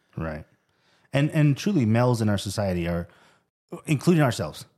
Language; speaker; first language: English; native; English